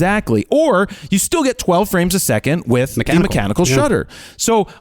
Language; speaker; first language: English; native; English